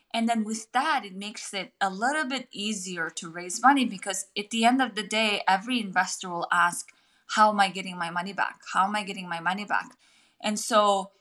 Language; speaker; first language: English; non-native, fluent; Mongolian